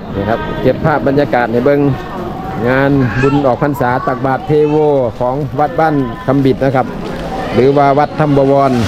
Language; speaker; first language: Thai; native; Thai